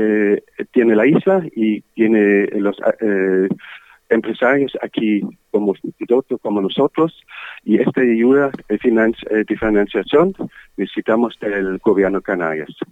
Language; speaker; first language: Spanish; non-native, learner; German